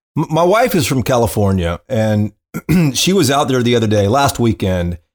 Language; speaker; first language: English; native; English